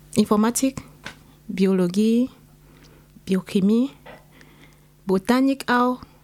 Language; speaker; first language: German; non-native, learner; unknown